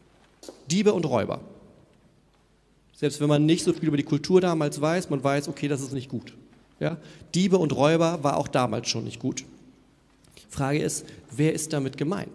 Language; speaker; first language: German; native; German